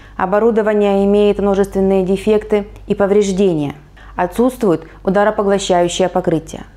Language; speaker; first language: Russian; native; Russian